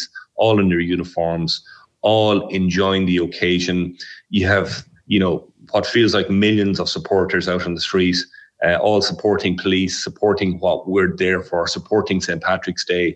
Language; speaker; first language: English; native; English